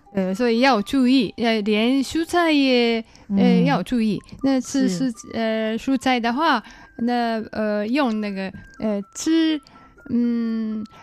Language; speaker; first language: Chinese; non-native, learner; Japanese